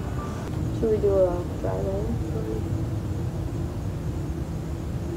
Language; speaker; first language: English; native; English